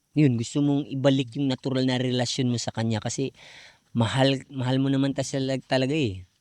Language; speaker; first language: Filipino; non-native, local second language; Cebuano